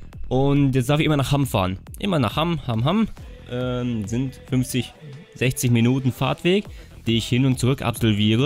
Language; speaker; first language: German; native; German